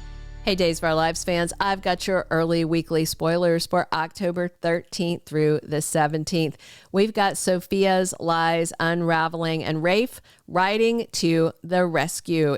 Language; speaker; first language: English; native; English